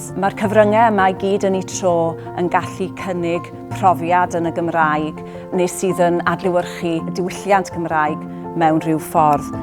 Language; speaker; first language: Welsh; native; Welsh